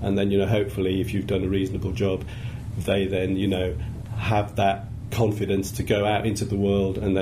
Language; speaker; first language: English; native; English